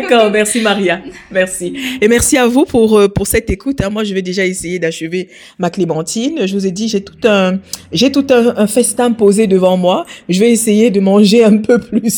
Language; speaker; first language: French; native; French